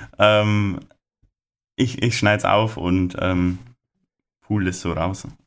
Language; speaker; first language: German; native; German